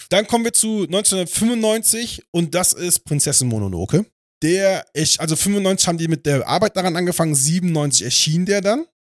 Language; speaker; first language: German; native; German